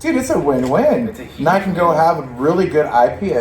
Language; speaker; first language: English; native; English